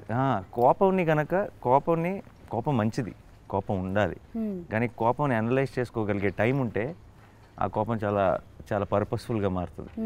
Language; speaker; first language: Telugu; native; Telugu